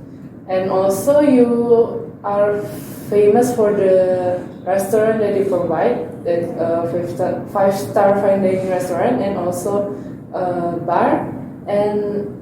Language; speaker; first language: English; non-native, learner; Indonesian